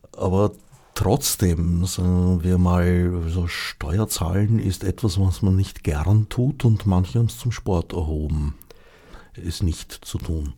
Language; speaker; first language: German; native; German